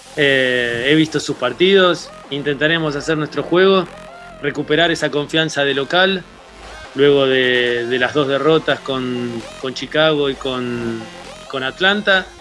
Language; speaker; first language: Spanish; native; Spanish